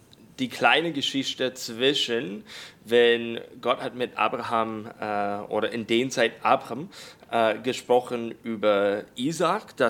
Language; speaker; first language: German; non-native, learner; English